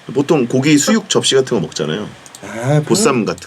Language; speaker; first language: Korean; native; Korean